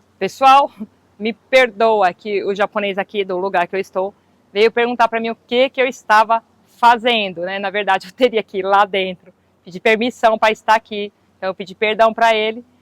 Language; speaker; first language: Portuguese; native; Portuguese